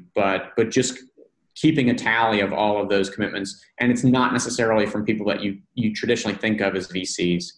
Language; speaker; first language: English; native; English